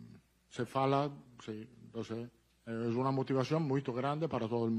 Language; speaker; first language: Spanish; non-native, fluent; Italian